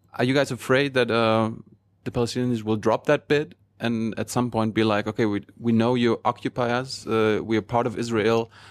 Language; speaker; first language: English; non-native, fluent; German